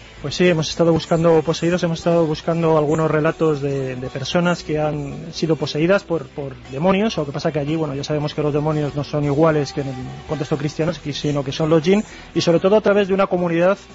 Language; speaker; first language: Spanish; native; Spanish